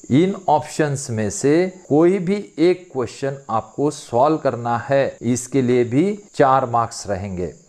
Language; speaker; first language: Hindi; non-native, local second language; Marathi